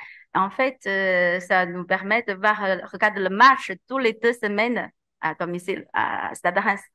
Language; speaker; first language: French; non-native, learner; Chinese